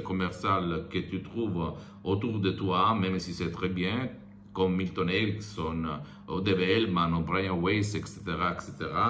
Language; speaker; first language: French; non-native, fluent; Italian